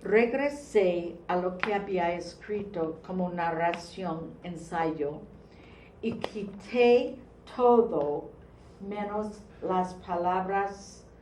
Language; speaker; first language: Spanish; non-native, fluent; English